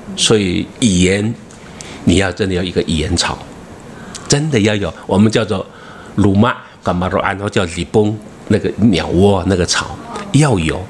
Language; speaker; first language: Chinese; non-native, local second language; Amis